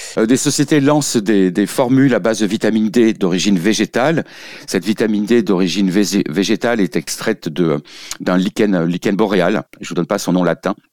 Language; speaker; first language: French; native; French